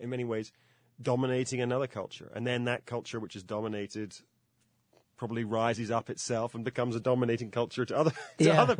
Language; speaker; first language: English; native; English